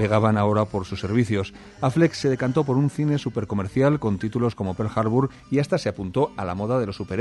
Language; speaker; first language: Spanish; native; Spanish